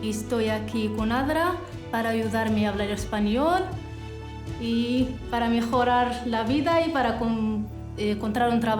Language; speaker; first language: Spanish; non-native, learner; Arabic